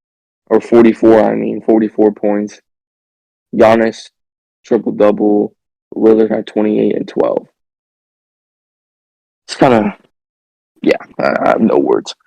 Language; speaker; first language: English; native; English